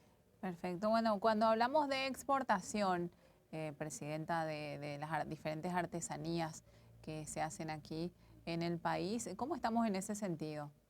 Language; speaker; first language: Spanish; native; Spanish